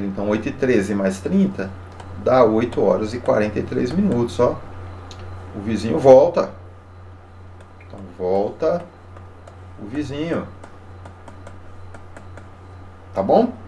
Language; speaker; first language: Portuguese; native; Portuguese